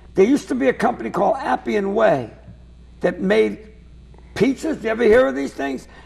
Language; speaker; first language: English; native; English